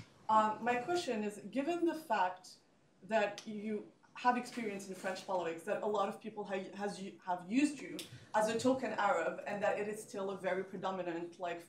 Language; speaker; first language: English; non-native, fluent; French